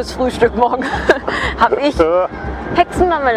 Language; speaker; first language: German; native; German